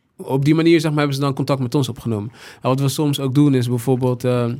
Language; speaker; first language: Dutch; native; Dutch